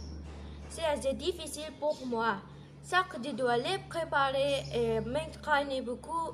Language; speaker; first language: French; non-native, learner; Indonesian